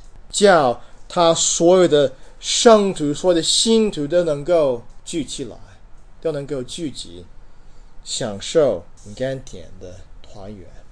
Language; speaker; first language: Chinese; non-native, fluent; English